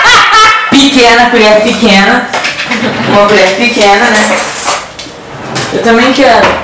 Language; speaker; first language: Portuguese; native; Portuguese